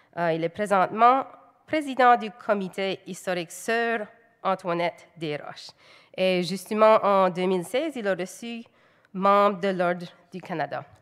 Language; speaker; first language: French; native; French